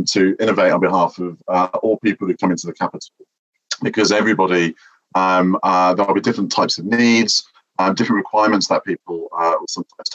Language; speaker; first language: English; native; English